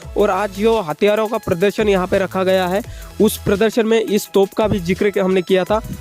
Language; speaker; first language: Hindi; non-native, local second language; Marathi